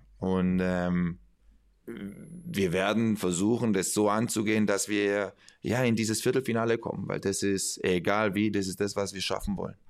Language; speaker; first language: German; early bilingual, other home language; Spanish